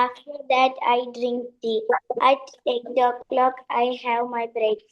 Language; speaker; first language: English; non-native, learner; Malayalam